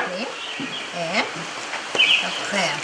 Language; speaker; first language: French; non-native, learner; Ukrainian